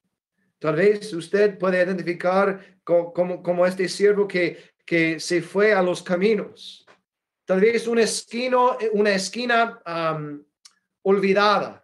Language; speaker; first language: Spanish; non-native, fluent; English